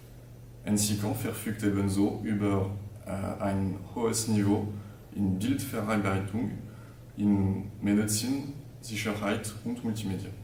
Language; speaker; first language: German; non-native, learner; French